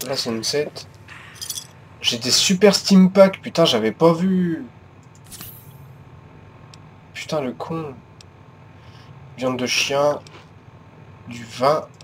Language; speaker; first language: French; native; French